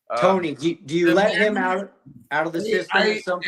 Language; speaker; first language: English; native; English